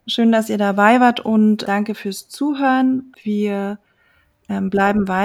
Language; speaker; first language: German; native; German